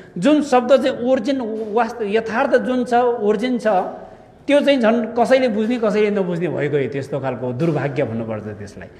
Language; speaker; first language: Nepali; non-native, local second language; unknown